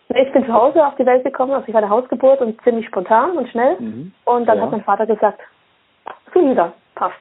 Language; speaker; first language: German; early bilingual, other home language; Swiss German